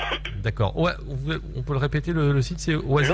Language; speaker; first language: French; native; French